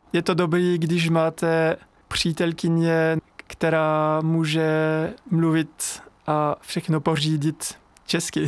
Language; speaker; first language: Czech; non-native, learner; French